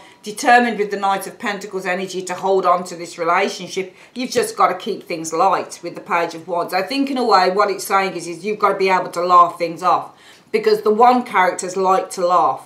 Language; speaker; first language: English; native; English